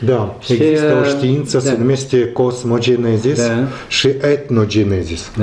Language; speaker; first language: Romanian; non-native, local second language; Russian